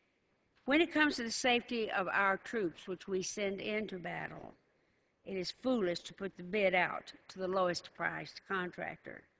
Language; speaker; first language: English; native; English